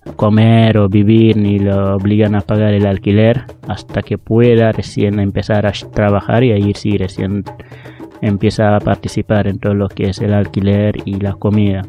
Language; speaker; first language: Spanish; non-native, fluent; Wolof